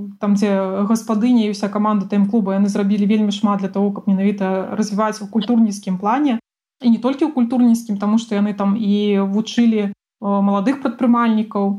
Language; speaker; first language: Belarusian; non-native, local second language; Russian